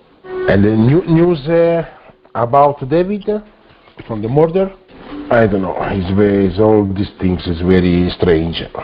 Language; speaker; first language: English; non-native, learner; Italian